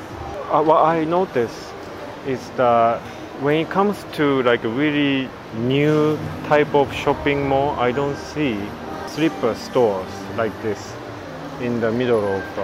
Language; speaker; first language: English; non-native, fluent; Japanese